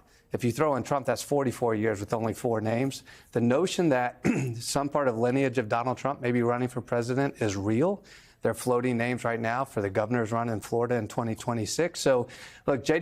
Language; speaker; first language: English; native; English